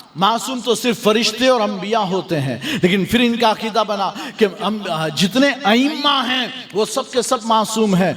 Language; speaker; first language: Urdu; native; Urdu